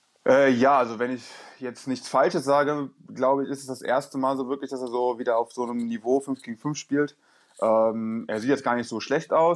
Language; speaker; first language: German; native; German